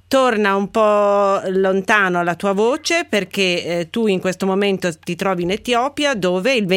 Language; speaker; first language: Italian; native; Italian